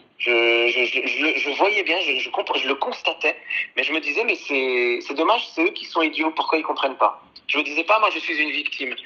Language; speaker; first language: French; early bilingual, other home language; Arabic